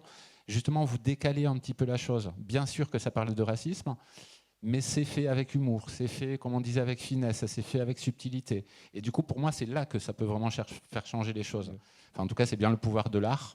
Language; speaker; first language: French; native; French